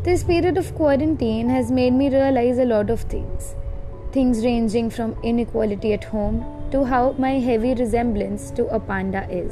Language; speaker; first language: English; non-native, local second language; Hindi